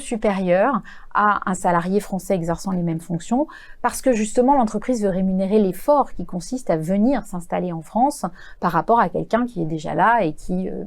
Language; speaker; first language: French; native; French